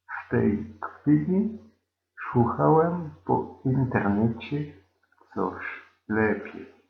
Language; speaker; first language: Polish; non-native, learner; French